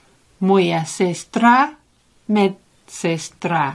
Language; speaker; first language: Ukrainian; non-native, learner; English